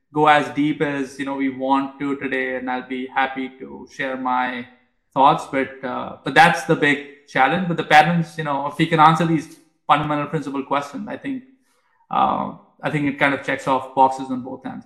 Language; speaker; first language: English; non-native, local second language; Hindi